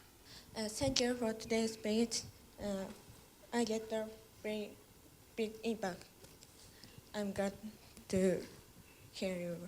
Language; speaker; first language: English; non-native, learner; Japanese